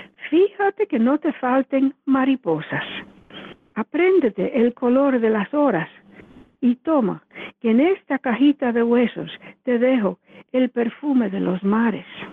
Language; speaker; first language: Spanish; early bilingual, heritage; Spanish